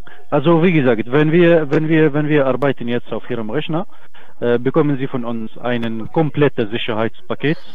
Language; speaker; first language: German; non-native, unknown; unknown